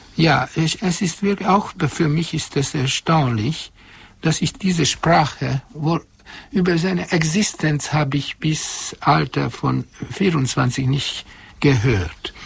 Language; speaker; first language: German; non-native, fluent; Hungarian